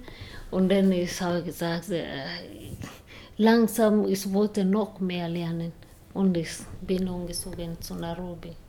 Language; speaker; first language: German; non-native, learner; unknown